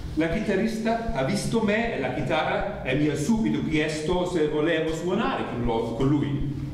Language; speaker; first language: Italian; non-native, learner; German